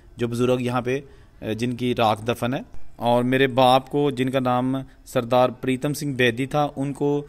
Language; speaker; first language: Urdu; non-native, local second language; Punjabi